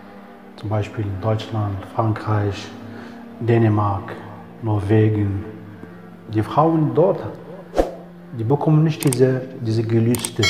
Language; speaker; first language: German; non-native, fluent; Arabic